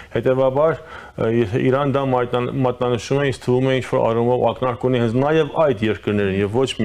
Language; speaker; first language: Armenian; early bilingual, heritage; Armenian